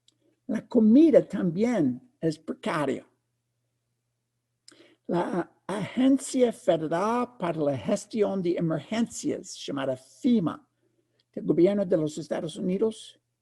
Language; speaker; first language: Spanish; non-native, fluent; English